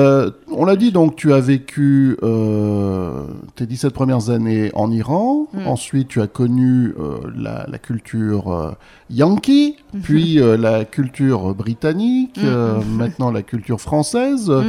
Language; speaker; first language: French; native; French